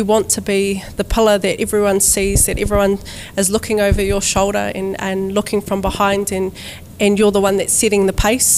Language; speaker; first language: English; native; English